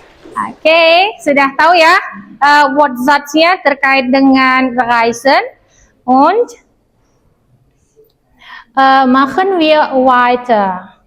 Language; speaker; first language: Indonesian; native; Indonesian